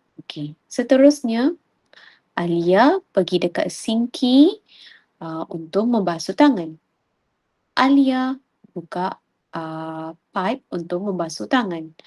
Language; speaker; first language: Malay; non-native, local second language; Tamil